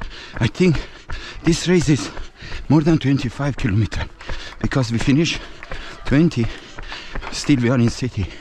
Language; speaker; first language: English; non-native, learner; Persian